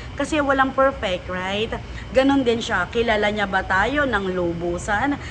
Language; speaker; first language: Filipino; native; Filipino